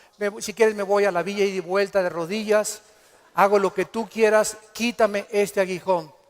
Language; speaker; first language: Spanish; native; Spanish